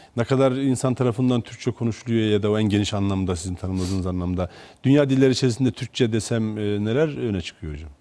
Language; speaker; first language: Turkish; native; Turkish